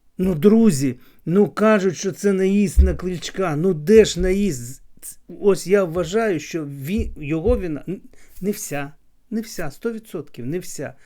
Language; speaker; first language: Ukrainian; non-native, local second language; Russian